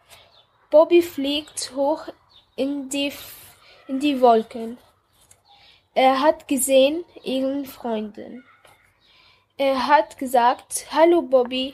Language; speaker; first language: German; non-native, learner; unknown